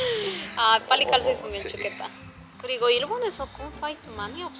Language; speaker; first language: Korean; non-native, learner; Spanish